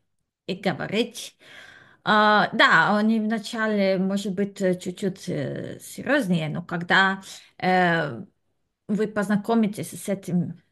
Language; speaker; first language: Russian; non-native, fluent; Serbian